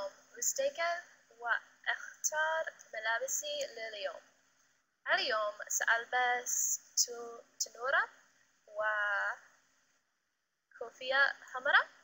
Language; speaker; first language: Arabic; non-native, learner; English